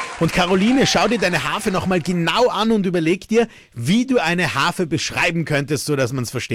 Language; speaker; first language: German; native; German